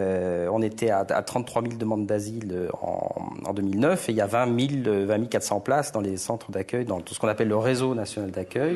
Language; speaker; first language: French; native; French